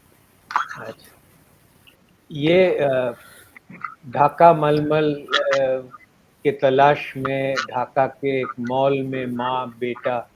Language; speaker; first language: Hindi; non-native, local second language; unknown